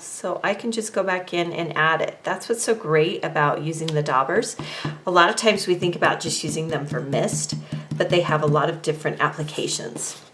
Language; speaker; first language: English; native; English